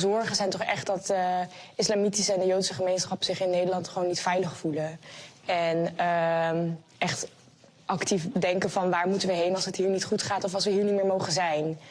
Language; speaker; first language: Dutch; native; Dutch